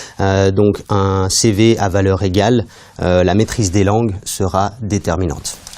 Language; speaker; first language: French; native; French